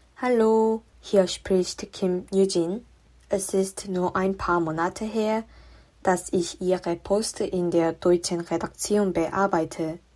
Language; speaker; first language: German; non-native, fluent; Korean